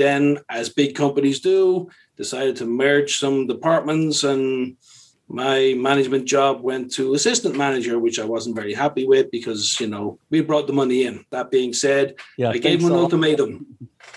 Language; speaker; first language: English; native; English